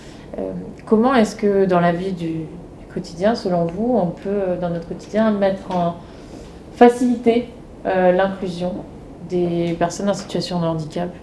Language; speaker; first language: French; native; French